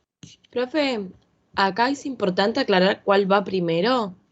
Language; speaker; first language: Spanish; native; Spanish